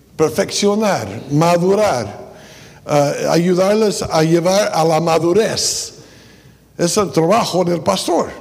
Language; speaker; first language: Spanish; non-native, fluent; English